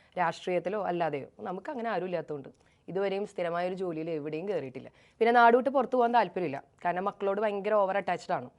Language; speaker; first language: Malayalam; native; Malayalam